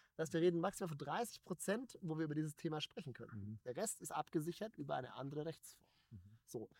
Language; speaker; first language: German; native; German